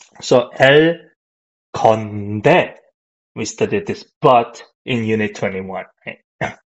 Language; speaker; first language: English; non-native, fluent; Korean